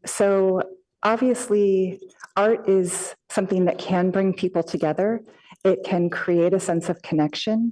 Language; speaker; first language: English; native; English